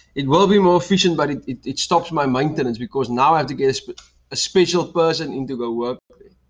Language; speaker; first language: English; non-native, local second language; Afrikaans